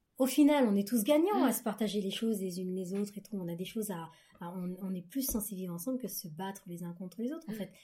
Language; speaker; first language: French; native; French